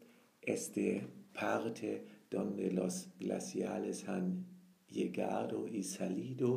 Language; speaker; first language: Spanish; non-native, fluent; German